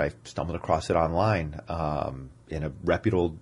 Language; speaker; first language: English; native; English